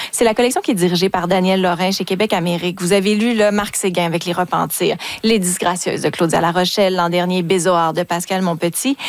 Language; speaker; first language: French; native; French